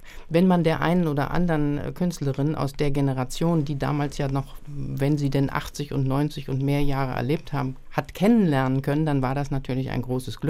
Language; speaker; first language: German; native; German